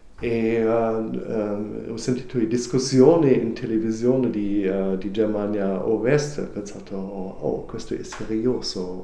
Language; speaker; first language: Italian; non-native, learner; German